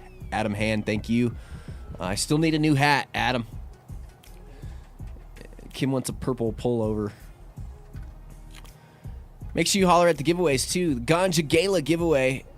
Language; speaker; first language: English; native; English